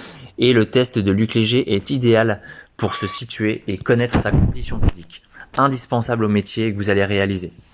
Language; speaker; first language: French; native; French